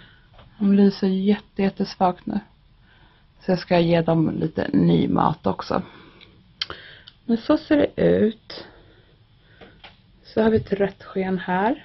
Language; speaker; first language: Swedish; native; Swedish